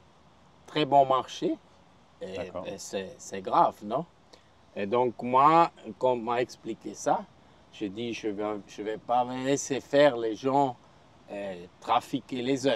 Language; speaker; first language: French; non-native, local second language; German